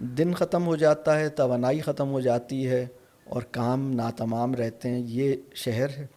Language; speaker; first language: Urdu; native; Urdu